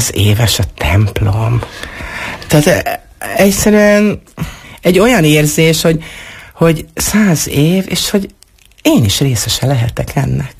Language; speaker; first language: Hungarian; native; Hungarian